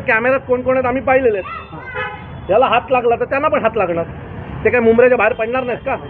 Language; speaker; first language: Marathi; native; Marathi